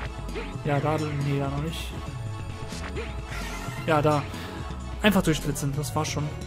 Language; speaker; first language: German; native; German